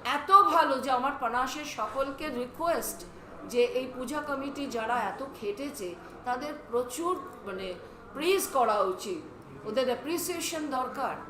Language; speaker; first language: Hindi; non-native, local second language; Bangla